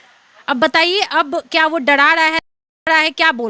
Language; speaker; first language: Hindi; native; Hindi